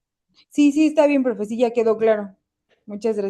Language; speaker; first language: Spanish; native; Spanish